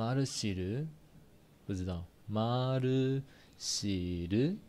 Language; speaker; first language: Korean; non-native, learner; Chinese